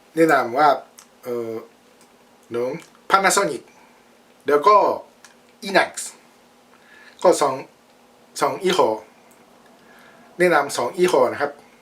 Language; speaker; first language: Thai; non-native, learner; Japanese